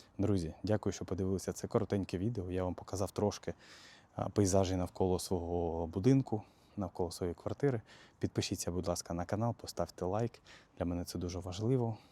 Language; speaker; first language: Ukrainian; native; Ukrainian